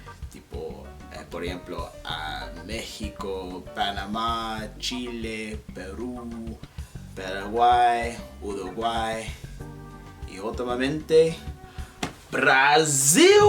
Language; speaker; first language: Spanish; non-native, fluent; English